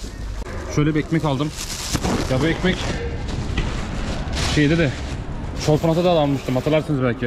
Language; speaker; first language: Turkish; native; Turkish